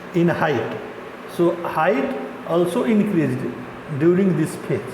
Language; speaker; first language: English; non-native, local second language; Marathi